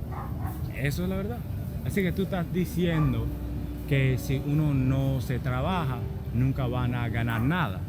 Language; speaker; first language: Spanish; non-native, learner; English